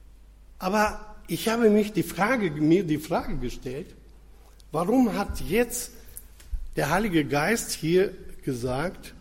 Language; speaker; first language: German; non-native, fluent; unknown